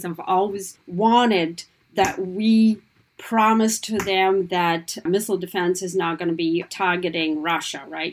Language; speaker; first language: English; non-native, fluent; Kazakh